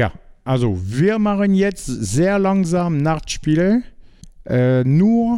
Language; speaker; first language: German; non-native, learner; French